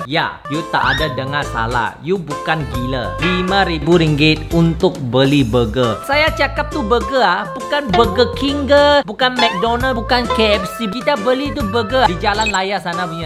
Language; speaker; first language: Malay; non-native, local second language; Chinese